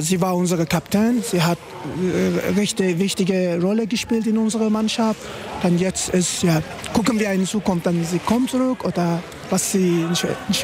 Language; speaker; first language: German; non-native, learner; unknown